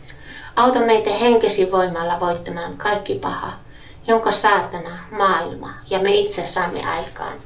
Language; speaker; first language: Finnish; native; Finnish